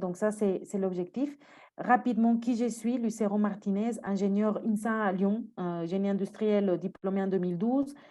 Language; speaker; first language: French; non-native, fluent; Spanish